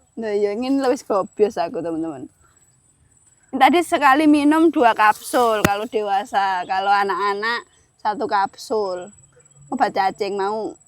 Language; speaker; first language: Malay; non-native, local second language; Javanese